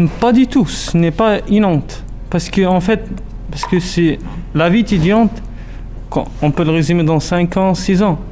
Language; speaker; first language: French; non-native, local second language; Arabic